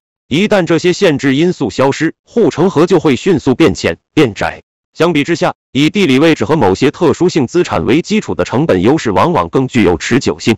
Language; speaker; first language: Chinese; native; Chinese